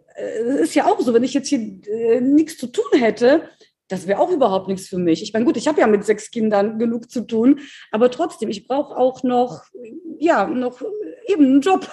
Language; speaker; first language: German; early bilingual, other home language; Polish